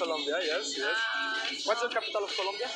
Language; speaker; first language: English; non-native, learner; French